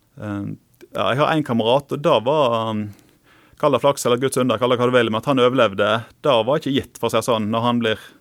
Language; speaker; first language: Norwegian; native; Norwegian